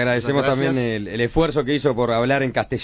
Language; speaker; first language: Spanish; native; Spanish